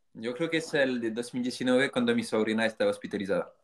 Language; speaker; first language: Spanish; non-native, fluent; French